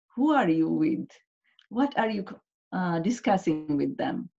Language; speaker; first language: English; non-native, local second language; Bangla